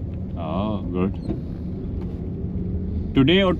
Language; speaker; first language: English; non-native, local second language; Urdu